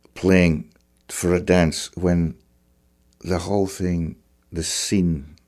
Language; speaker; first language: English; native; English